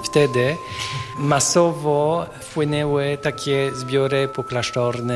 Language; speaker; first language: Polish; non-native, fluent; French